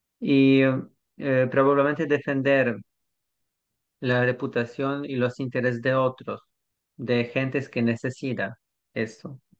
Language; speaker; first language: Spanish; non-native, learner; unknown